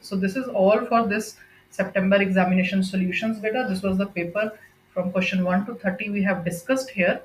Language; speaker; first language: English; non-native, local second language; Punjabi